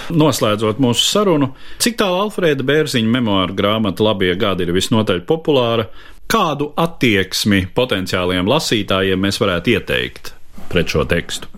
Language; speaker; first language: Latvian; native; Latvian